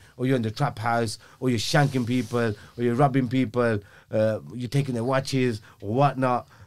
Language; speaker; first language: English; native; English